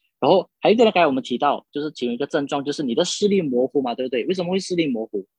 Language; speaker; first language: Chinese; native; Chinese